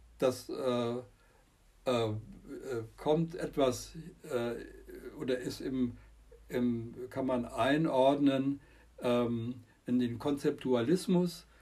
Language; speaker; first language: German; non-native, fluent; Persian